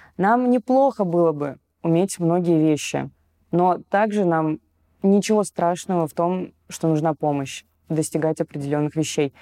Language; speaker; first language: Russian; native; Russian